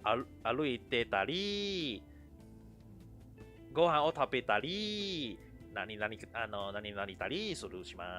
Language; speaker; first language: Japanese; non-native, fluent; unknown